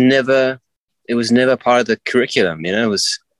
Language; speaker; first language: English; native; English